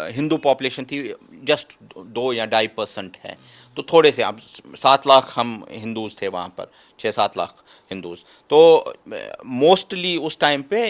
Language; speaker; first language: Hindi; native; Hindi